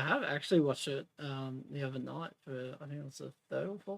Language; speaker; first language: English; native; English